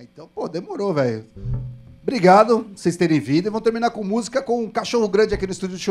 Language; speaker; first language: Portuguese; native; Portuguese